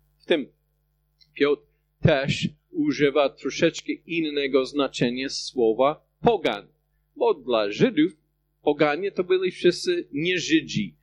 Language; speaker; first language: Polish; non-native, fluent; English